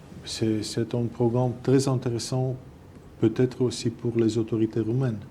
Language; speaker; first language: French; non-native, fluent; Romanian